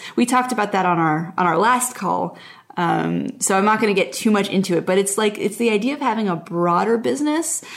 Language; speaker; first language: English; native; English